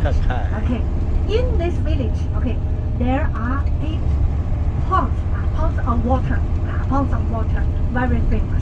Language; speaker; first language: English; non-native, learner; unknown